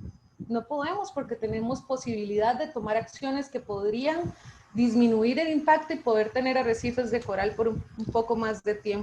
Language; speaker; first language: Spanish; native; Spanish